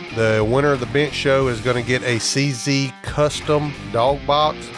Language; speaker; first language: English; native; English